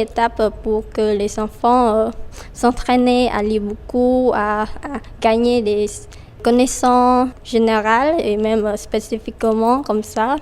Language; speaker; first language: French; non-native, fluent; Khmer